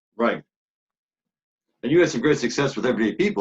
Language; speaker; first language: English; native; English